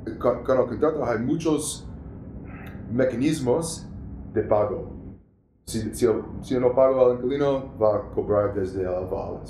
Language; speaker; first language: Spanish; non-native, learner; English